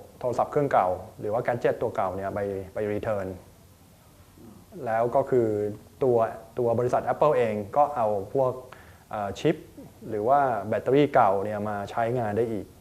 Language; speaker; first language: Thai; native; Thai